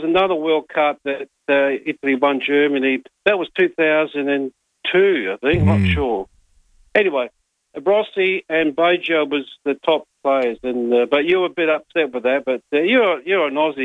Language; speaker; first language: English; native; English